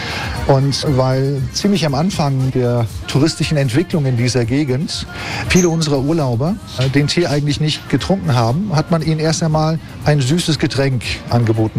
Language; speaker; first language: German; non-native, fluent; Turkish